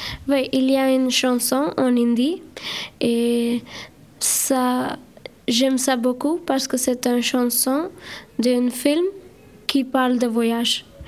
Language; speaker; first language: French; non-native, learner; Gujarati